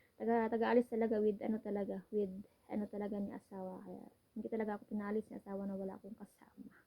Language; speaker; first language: Filipino; non-native, local second language; Cebuano